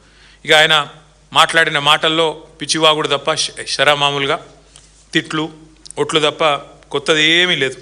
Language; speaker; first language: Telugu; native; Telugu